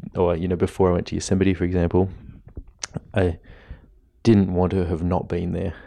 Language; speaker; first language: English; native; English